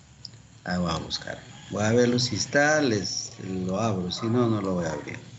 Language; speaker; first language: Spanish; native; Spanish